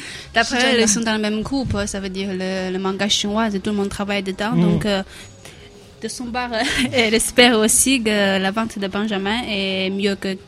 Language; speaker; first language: French; non-native, learner; Chinese